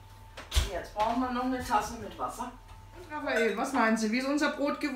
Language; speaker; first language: German; native; German